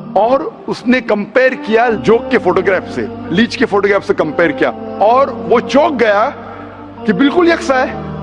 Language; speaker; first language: Hindi; non-native, local second language; Konkani